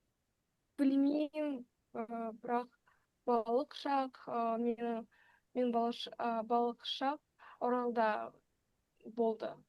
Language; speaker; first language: Kazakh; non-native, local second language; Russian